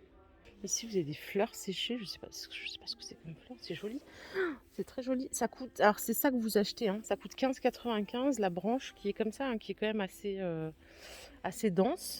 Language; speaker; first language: French; native; French